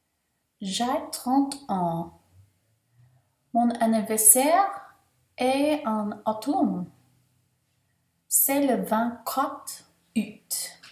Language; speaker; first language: French; non-native, learner; English